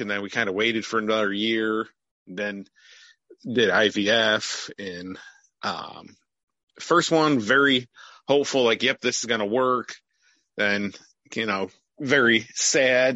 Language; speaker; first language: English; native; English